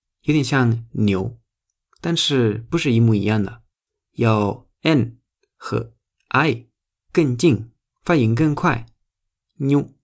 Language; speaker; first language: Chinese; non-native, fluent; Spanish